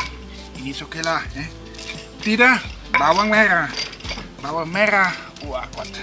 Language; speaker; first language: Indonesian; non-native, learner; Dutch